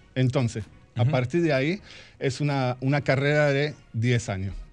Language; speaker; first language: Spanish; early bilingual, heritage; Spanish